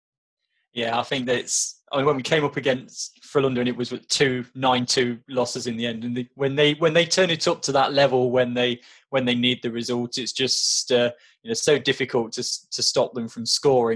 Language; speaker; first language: English; native; English